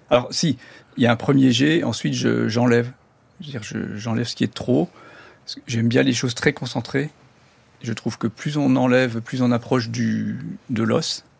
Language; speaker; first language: French; non-native, local second language; German